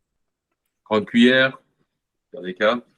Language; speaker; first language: French; native; French